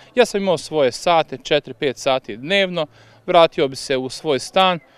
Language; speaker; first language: Croatian; native; Croatian